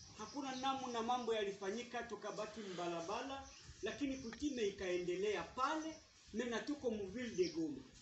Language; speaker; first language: Swahili; non-native, local second language; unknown